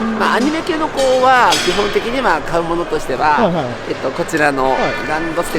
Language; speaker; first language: Japanese; native; Japanese